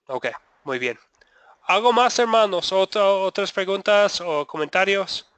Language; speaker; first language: Spanish; non-native, fluent; English